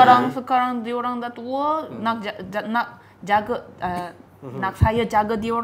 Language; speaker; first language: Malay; non-native, fluent; Korean